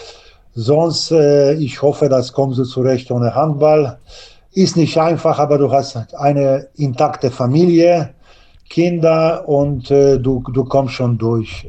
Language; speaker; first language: German; non-native, learner; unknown